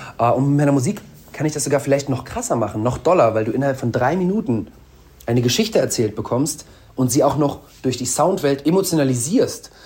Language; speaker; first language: German; early bilingual, other home language; Russian